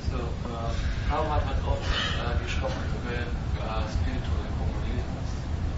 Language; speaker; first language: German; non-native, learner; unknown